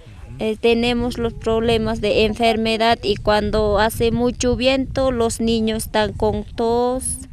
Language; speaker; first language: Spanish; non-native, local second language; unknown